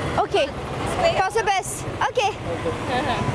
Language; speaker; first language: English; non-native, learner; French